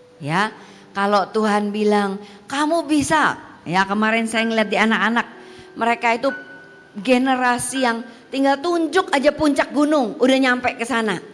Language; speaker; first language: Indonesian; early bilingual, heritage; Indonesian